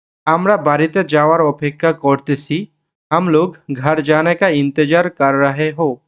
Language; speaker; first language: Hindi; non-native, learner; Bangla